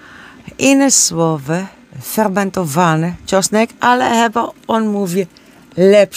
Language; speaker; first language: Polish; non-native, learner; Dutch